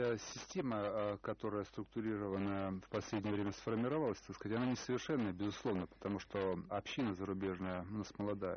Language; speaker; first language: Russian; native; Russian